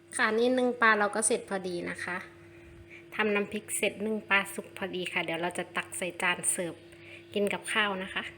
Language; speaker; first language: Thai; non-native, local second language; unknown